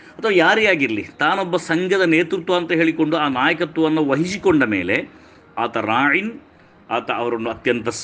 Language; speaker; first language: Kannada; non-native, local second language; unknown